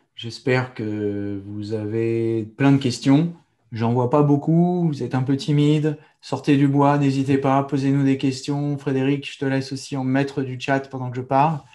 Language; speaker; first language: French; native; French